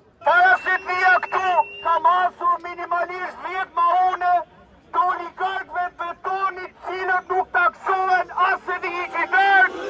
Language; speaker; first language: Albanian; native; Albanian